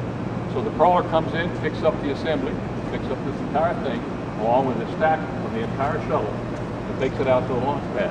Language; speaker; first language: English; native; English